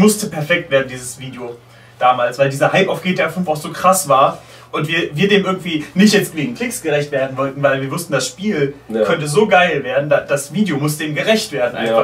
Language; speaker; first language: German; native; German